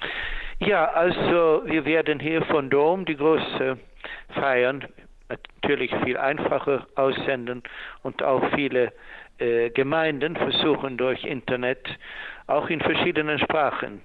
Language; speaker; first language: German; non-native, fluent; Swedish